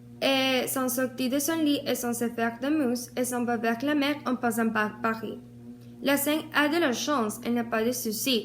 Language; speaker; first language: French; non-native, learner; Spanish